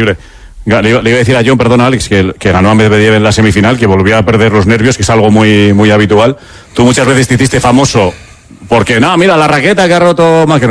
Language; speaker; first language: Spanish; native; Spanish